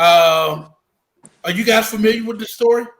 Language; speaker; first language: English; native; English